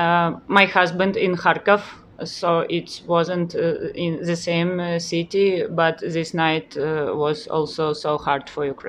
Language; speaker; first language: English; non-native, learner; Ukrainian